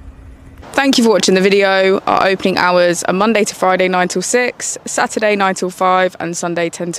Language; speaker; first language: English; native; English